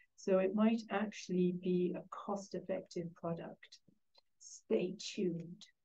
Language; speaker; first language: English; native; English